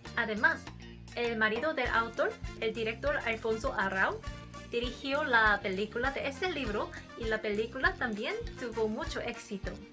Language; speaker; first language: Spanish; non-native, learner; Korean